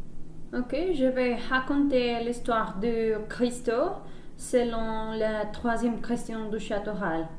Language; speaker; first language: French; non-native, learner; Spanish